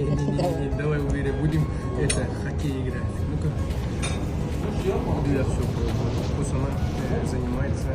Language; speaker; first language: Russian; native; Russian